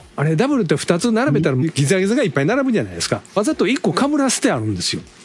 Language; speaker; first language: Japanese; native; Japanese